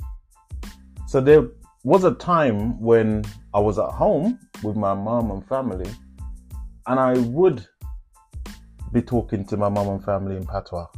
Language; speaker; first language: English; non-native, local second language; Jamaican Creole English